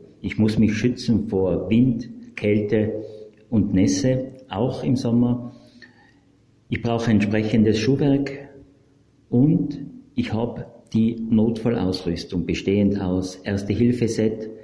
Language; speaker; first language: German; native; German